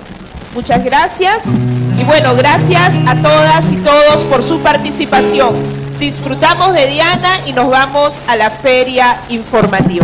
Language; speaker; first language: Spanish; native; Spanish